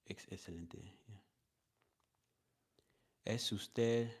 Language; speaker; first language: Spanish; non-native, learner; English